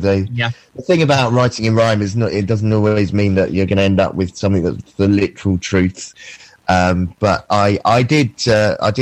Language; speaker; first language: English; native; English